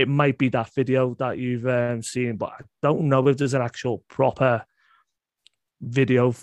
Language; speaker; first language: English; native; English